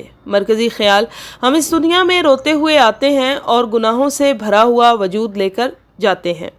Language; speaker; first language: Urdu; native; Urdu